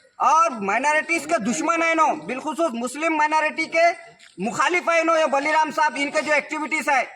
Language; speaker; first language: Hindi; non-native, local second language; Urdu